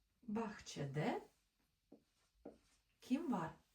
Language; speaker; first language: Turkish; non-native, learner; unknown